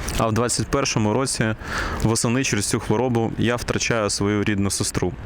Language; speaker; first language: Ukrainian; non-native, local second language; Russian